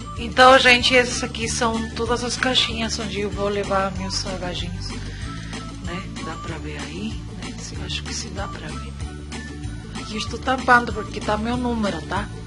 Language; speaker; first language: Portuguese; non-native, fluent; Spanish